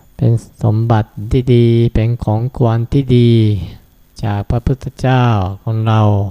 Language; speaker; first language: Thai; non-native, fluent; Japanese